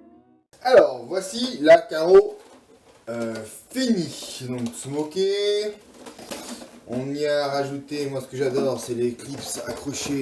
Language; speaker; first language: French; native; French